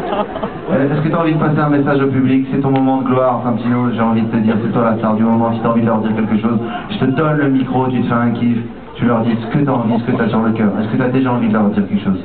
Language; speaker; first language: French; native; French